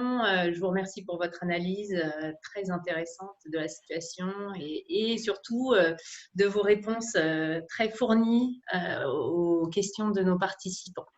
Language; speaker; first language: French; native; French